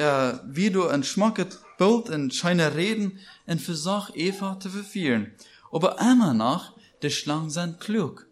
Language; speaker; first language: German; non-native, learner; Plautdietsch